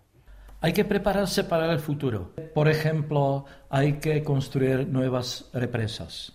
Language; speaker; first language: Spanish; non-native, fluent; Czech